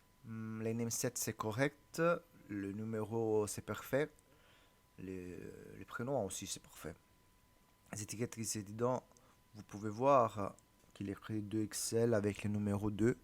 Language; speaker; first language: French; non-native, learner; Italian